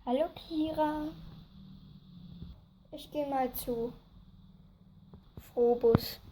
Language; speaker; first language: German; native; German